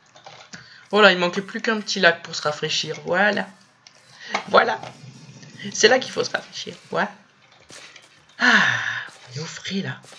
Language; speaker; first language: French; native; French